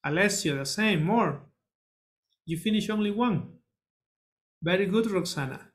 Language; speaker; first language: English; non-native, learner; Spanish